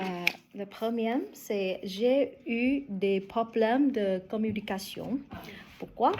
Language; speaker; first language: French; non-native, learner; Vietnamese